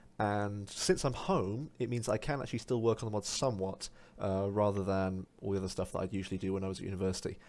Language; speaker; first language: English; native; English